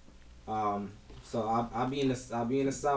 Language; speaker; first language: English; early bilingual, other home language; Lingala